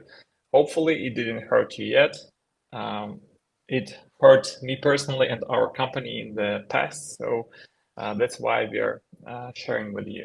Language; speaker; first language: English; non-native, fluent; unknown